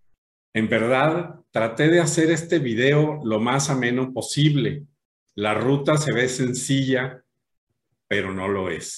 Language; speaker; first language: Spanish; native; Spanish